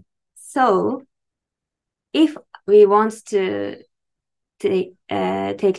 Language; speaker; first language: English; non-native, learner; Japanese